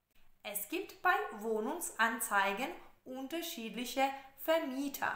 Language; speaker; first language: German; non-native, fluent; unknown